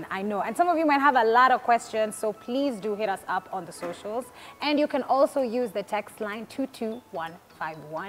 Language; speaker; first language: English; non-native, local second language; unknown